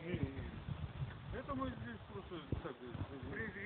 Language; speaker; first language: Russian; native; Russian